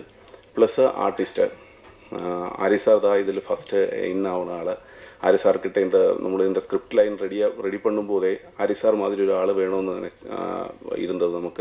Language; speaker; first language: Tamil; non-native, learner; Malayalam